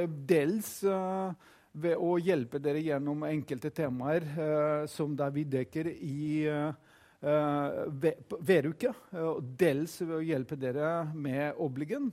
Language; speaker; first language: Norwegian; non-native, fluent; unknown